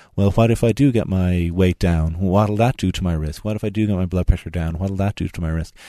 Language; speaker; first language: English; native; English